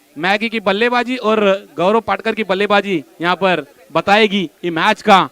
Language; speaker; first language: Hindi; non-native, local second language; Marathi